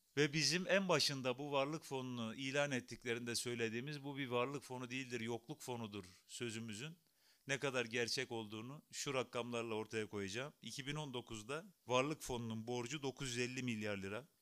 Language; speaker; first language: Turkish; native; Turkish